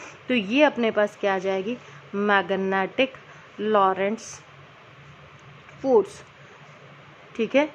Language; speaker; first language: Hindi; native; Hindi